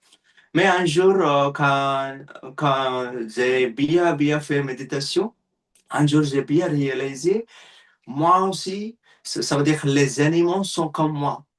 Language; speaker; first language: French; non-native, learner; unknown